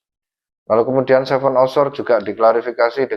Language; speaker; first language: Indonesian; native; Indonesian